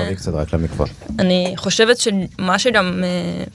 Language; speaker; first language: Hebrew; native; Hebrew